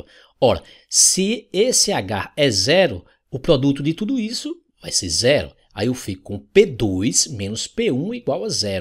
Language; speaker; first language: Portuguese; native; Portuguese